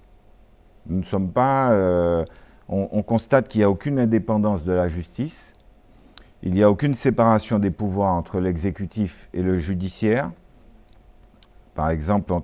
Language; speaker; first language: French; native; French